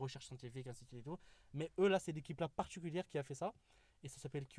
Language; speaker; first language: French; native; French